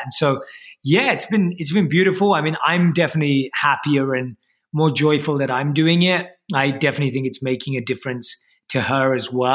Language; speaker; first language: English; native; English